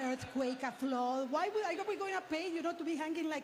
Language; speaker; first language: English; non-native, fluent; Spanish